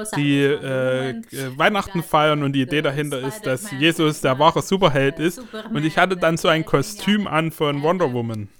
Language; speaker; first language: German; non-native, fluent; Ukrainian